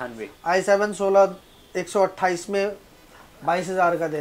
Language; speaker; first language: Hindi; native; Hindi